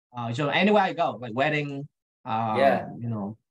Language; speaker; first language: English; non-native, fluent; Vietnamese